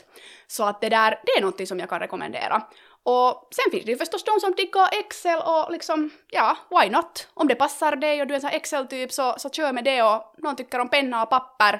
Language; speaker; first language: Swedish; native; Swedish